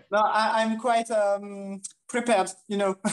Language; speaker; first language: English; non-native, fluent; French